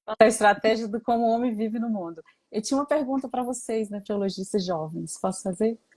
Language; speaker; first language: Portuguese; native; Portuguese